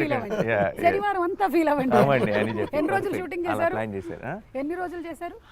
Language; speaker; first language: Telugu; native; Telugu